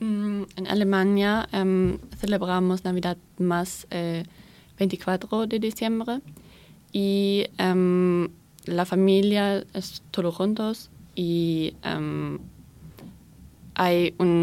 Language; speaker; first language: Spanish; non-native, learner; German